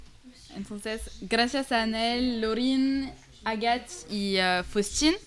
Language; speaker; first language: Spanish; non-native, learner; French